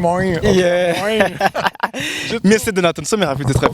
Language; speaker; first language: French; non-native, local second language; Rundi